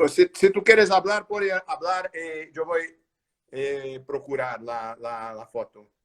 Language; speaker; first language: Spanish; non-native, learner; Portuguese